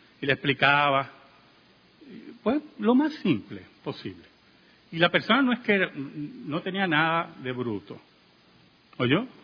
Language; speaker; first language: Spanish; native; Spanish